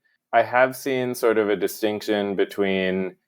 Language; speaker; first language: English; native; English